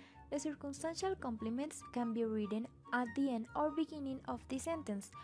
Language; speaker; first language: English; non-native, learner; Spanish